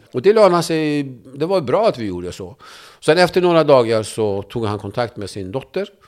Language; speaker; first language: Swedish; non-native, fluent; Kurdish